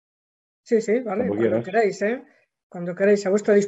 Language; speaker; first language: Spanish; native; Spanish